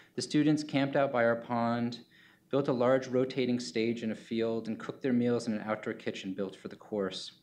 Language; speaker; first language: English; native; English